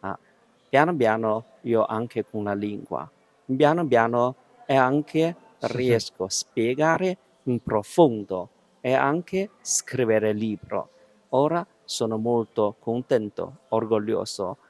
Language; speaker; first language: Italian; non-native, learner; Chinese